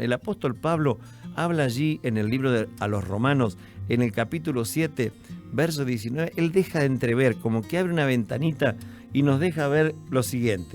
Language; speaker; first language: Spanish; native; Spanish